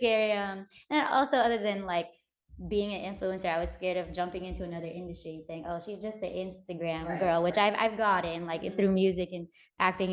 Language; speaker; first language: English; native; English